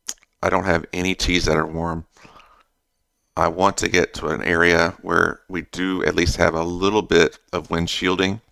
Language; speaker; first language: English; native; English